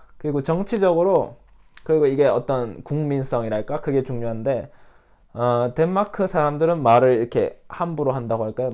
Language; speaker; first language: Korean; native; Korean